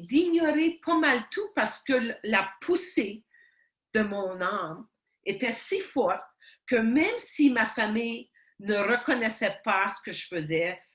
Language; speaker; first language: French; early bilingual, heritage; Ukrainian